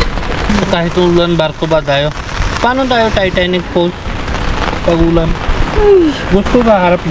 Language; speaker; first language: Filipino; non-native, learner; Hindi